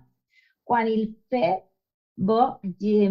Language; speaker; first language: French; non-native, learner; Spanish